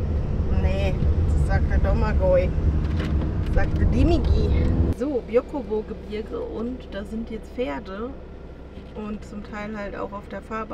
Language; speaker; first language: German; native; German